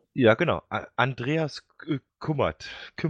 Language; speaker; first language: German; native; German